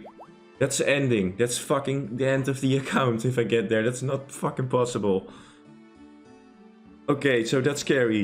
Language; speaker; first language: English; non-native, fluent; Dutch